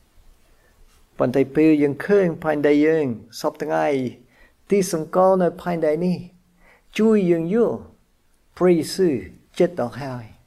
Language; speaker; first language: Khmer; non-native, fluent; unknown